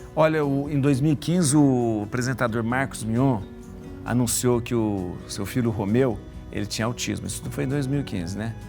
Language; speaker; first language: Portuguese; native; Portuguese